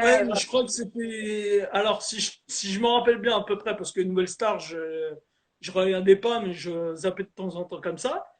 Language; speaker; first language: French; native; French